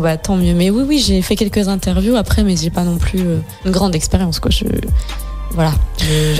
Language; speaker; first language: French; native; French